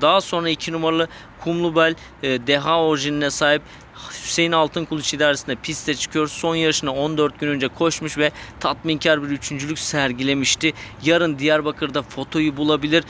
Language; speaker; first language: Turkish; native; Turkish